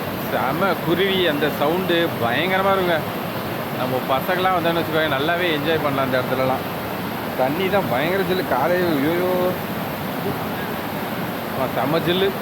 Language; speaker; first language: Tamil; native; Tamil